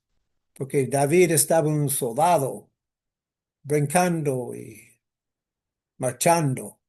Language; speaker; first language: Spanish; non-native, fluent; English